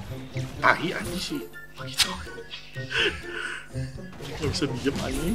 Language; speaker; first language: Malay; non-native, local second language; Sundanese